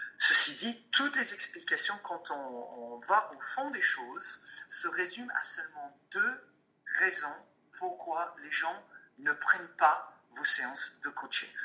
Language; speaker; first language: French; non-native, fluent; English